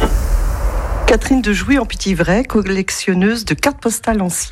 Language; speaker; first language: French; native; French